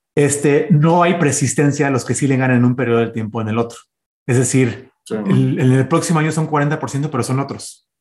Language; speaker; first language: Spanish; early bilingual, heritage; Spanish